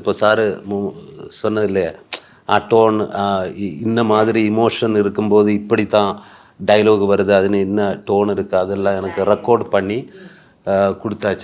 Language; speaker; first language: Tamil; non-native, learner; Malayalam